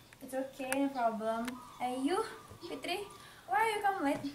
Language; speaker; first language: English; non-native, learner; Indonesian